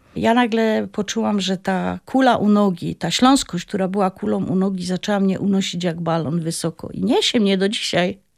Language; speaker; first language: Polish; native; Polish